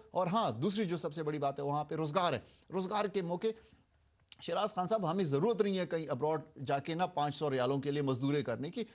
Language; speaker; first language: Urdu; non-native, local second language; Pashto